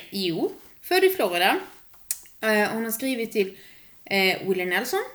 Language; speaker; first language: Swedish; native; Swedish